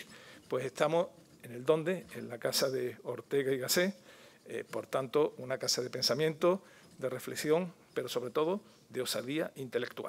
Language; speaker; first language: Spanish; native; Spanish